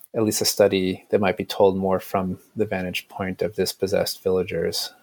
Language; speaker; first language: English; native; English